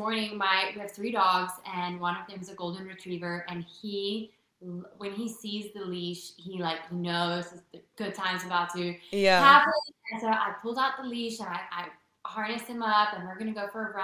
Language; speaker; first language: English; non-native, local second language; Afrikaans